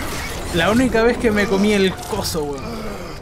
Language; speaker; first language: Spanish; native; Spanish